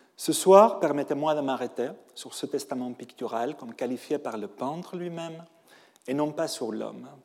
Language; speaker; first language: French; non-native, fluent; Spanish